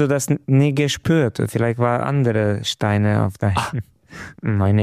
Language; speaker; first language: German; non-native, fluent; Romanian